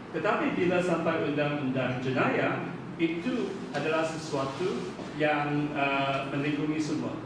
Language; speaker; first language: Malay; non-native, local second language; Chinese